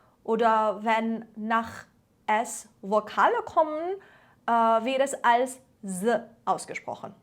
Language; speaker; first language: German; non-native, fluent; Persian